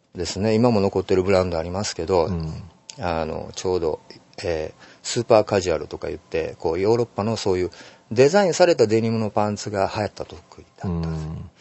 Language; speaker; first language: Japanese; native; Japanese